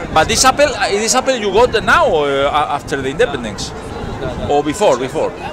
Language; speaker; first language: English; non-native, learner; Spanish